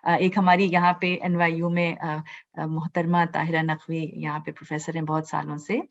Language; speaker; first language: Urdu; native; Urdu